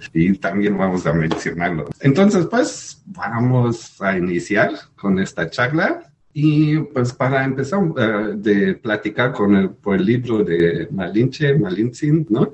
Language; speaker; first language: Spanish; native; Spanish